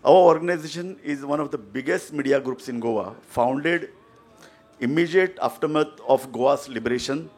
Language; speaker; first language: English; non-native, local second language; Konkani